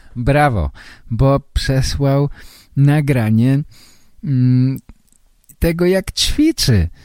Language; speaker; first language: Polish; native; Polish